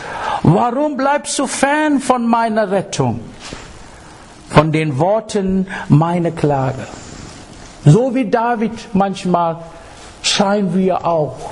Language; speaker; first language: German; non-native, fluent; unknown